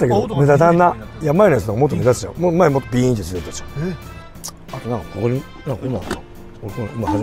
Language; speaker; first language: Japanese; native; Japanese